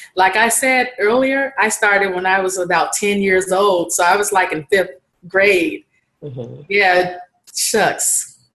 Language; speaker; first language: English; native; English